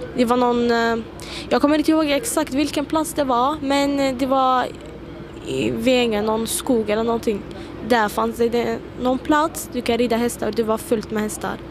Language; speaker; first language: Swedish; early bilingual, other home language; Arabic